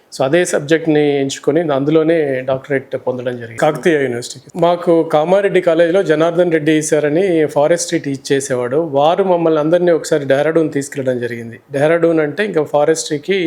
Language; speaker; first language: Telugu; native; Telugu